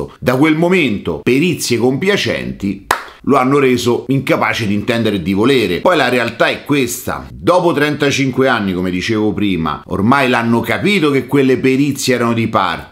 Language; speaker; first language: Italian; native; Italian